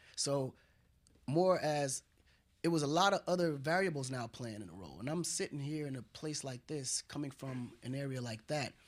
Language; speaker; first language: English; non-native, fluent; Wolof